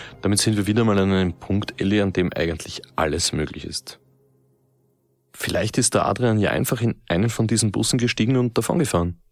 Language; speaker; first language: German; native; German